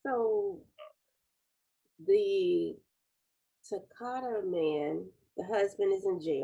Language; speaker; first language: English; native; English